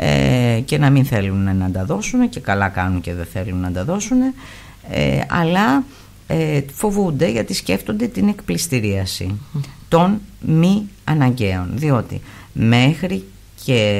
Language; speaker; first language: Greek; native; Greek